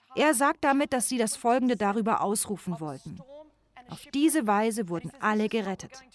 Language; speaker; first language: German; non-native, fluent; English